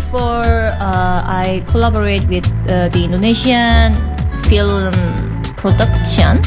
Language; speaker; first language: English; non-native, learner; Korean